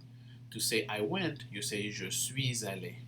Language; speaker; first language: French; non-native, fluent; English